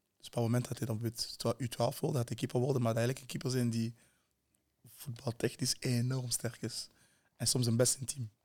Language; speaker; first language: Dutch; native; Dutch